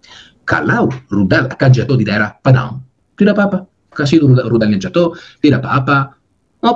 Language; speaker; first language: Indonesian; non-native, fluent; Hebrew